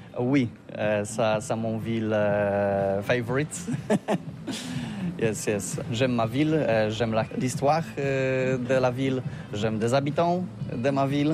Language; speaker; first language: French; non-native, learner; Polish